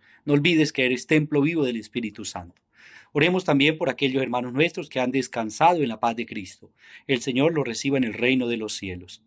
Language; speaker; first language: Spanish; native; Spanish